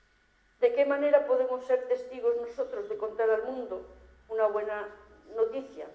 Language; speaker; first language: Spanish; native; Spanish